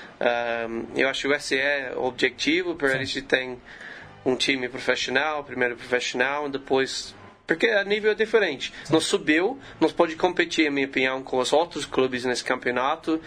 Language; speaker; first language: Portuguese; non-native, learner; English